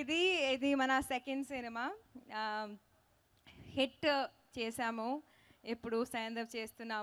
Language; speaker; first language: Telugu; non-native, local second language; Hindi